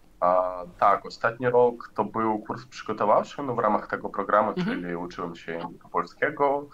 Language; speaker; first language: Polish; non-native, learner; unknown